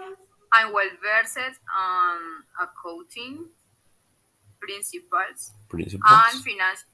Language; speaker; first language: English; non-native, learner; Spanish